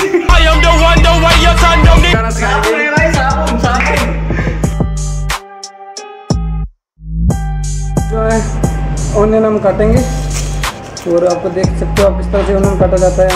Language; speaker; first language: Hindi; non-native, local second language; Dogri